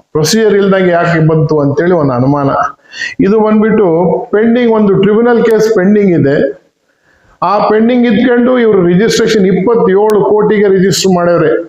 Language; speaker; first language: Kannada; non-native, local second language; Urdu